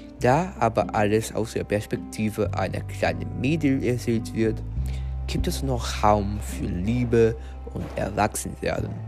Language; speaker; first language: German; non-native, fluent; Portuguese